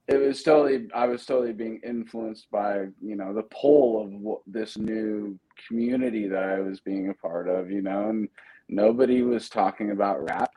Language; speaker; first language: English; native; English